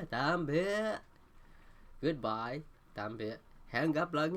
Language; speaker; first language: Vietnamese; non-native, learner; English